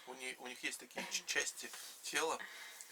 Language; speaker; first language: Russian; native; Russian